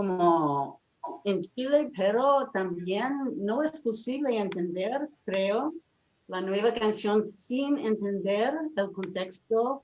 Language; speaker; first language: Spanish; non-native, fluent; English